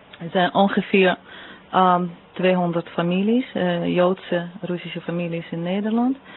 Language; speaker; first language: Dutch; non-native, fluent; Russian